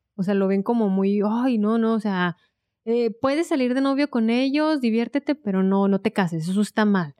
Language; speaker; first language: Spanish; native; Spanish